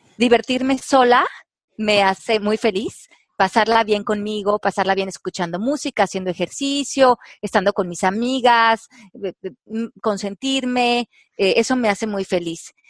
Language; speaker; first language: Spanish; native; Spanish